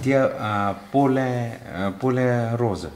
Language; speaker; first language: Bulgarian; non-native, learner; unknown